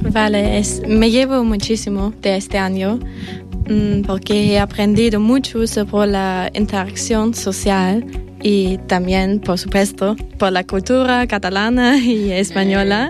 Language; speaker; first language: Spanish; non-native, fluent; German